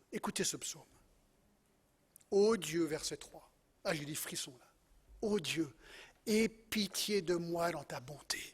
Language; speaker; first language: French; non-native, fluent; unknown